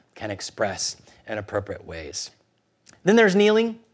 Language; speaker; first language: English; early bilingual, other home language; Spanish